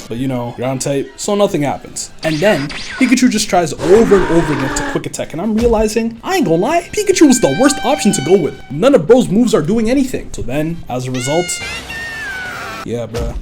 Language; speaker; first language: English; native; English